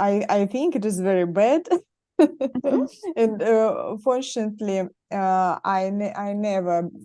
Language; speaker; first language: English; non-native, learner; Russian